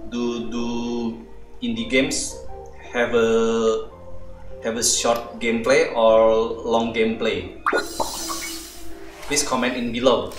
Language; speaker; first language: English; non-native, learner; Indonesian